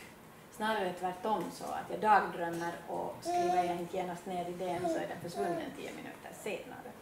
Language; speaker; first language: Swedish; native; Swedish